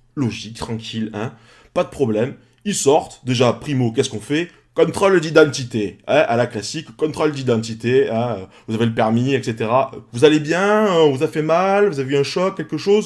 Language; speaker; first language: French; native; French